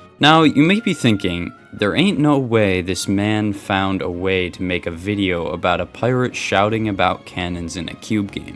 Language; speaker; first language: English; native; English